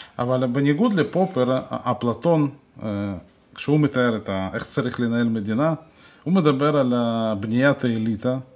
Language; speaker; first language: Hebrew; non-native, fluent; Russian